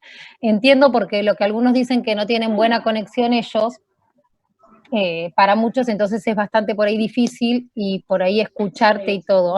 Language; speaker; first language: Spanish; native; Spanish